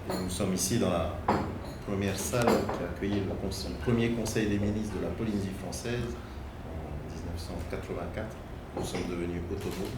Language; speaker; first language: French; native; French